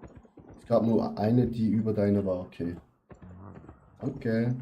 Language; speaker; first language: German; native; German